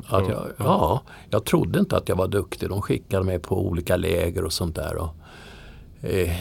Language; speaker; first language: Swedish; native; Swedish